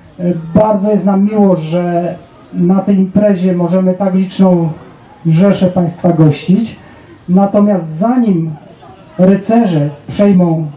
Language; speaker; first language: Polish; native; Polish